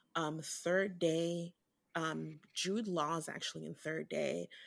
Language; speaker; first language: English; early bilingual, other home language; Haitian Creole